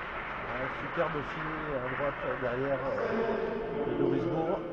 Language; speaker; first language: French; native; French